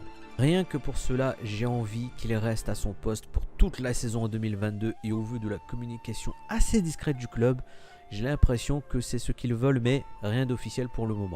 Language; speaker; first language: French; native; French